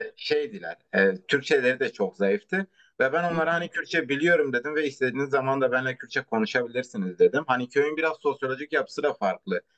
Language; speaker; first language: Turkish; non-native, local second language; Kurdish